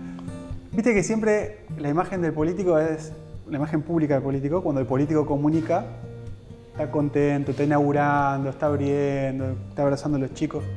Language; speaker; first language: Spanish; native; Spanish